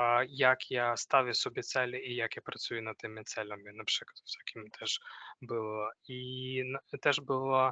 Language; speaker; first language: Polish; non-native, fluent; Ukrainian